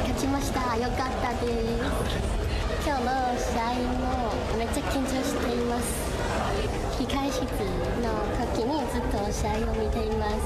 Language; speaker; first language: Japanese; non-native, learner; Chinese